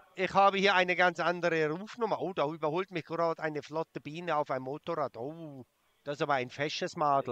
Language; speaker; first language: German; native; German